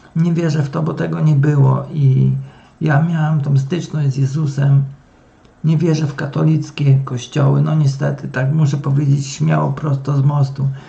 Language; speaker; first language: Polish; native; Polish